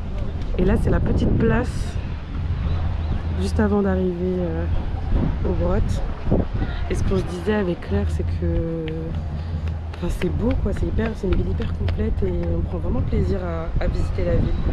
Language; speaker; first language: French; native; French